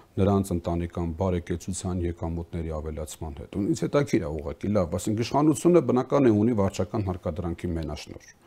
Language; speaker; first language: Armenian; native; Armenian